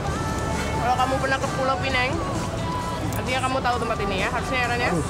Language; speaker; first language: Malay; non-native, local second language; Indonesian